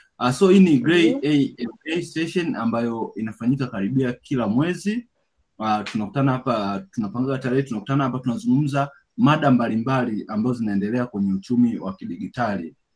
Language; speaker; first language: Swahili; native; Swahili